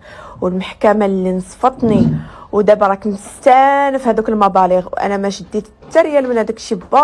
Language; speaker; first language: Arabic; native; Arabic